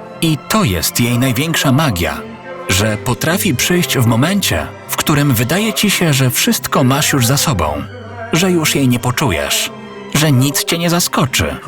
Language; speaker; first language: Polish; native; Polish